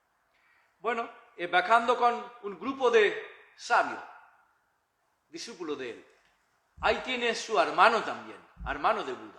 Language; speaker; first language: Spanish; non-native, learner; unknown